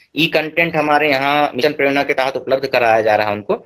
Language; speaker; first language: Hindi; native; Hindi